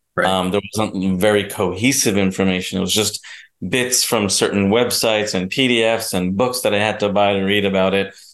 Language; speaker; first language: English; native; English